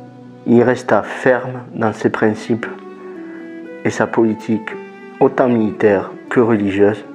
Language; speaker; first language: French; native; French